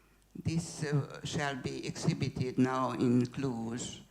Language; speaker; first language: English; non-native, fluent; Hungarian